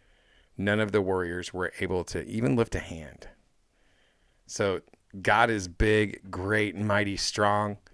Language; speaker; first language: English; native; English